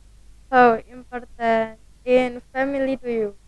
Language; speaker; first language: English; non-native, learner; Indonesian